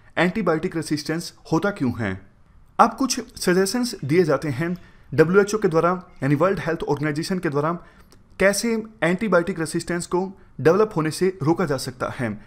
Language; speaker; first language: Hindi; native; Hindi